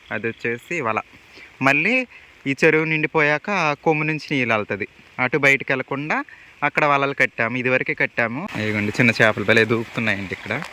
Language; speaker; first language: Telugu; native; Telugu